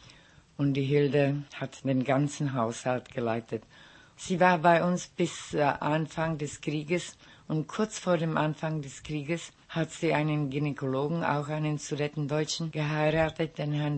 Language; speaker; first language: German; non-native, local second language; Czech